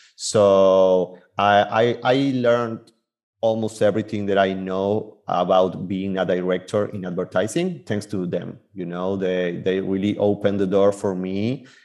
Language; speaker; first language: English; non-native, fluent; Spanish